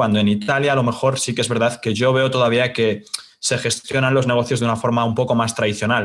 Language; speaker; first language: Spanish; native; Spanish